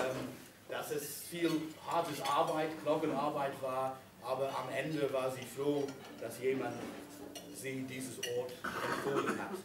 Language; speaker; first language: German; non-native, fluent; English